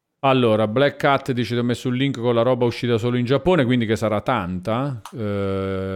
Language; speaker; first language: Italian; native; Italian